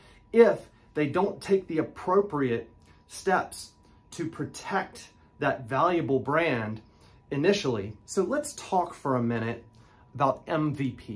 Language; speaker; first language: English; native; English